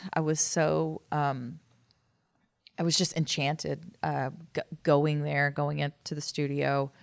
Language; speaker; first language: English; native; English